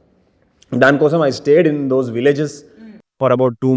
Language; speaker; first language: Telugu; non-native, learner; Kannada